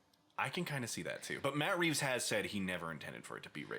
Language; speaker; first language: English; native; English